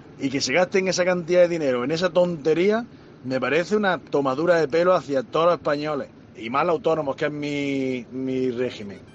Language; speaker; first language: Spanish; native; Spanish